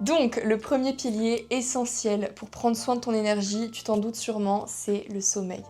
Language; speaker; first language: French; native; French